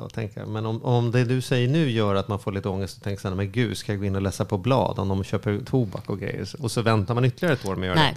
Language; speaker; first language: Swedish; native; Swedish